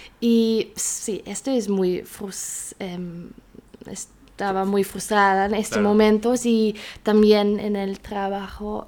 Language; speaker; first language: Spanish; non-native, learner; German